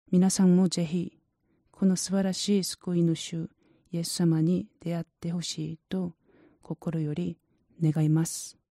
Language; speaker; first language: Japanese; non-native, learner; Korean